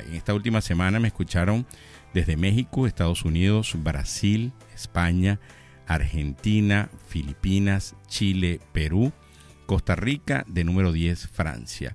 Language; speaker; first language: Spanish; native; Spanish